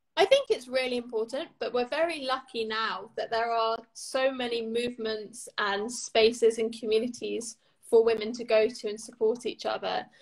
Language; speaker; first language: English; native; English